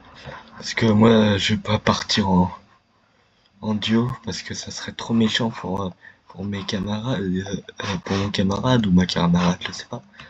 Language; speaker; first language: French; native; French